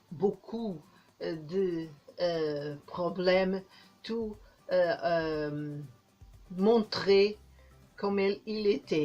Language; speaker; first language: French; non-native, learner; Portuguese